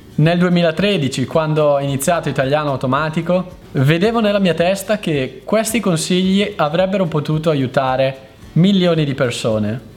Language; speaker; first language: Italian; native; Italian